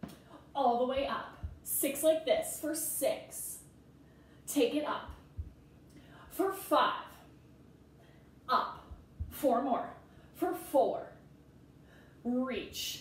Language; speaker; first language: English; native; English